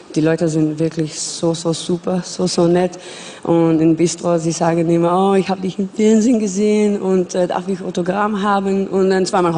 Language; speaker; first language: German; non-native, learner; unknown